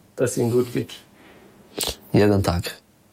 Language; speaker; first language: German; non-native, local second language; French